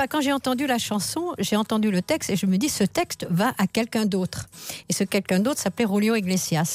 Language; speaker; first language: French; native; French